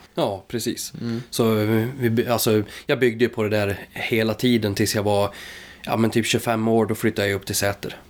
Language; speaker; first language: Swedish; native; Swedish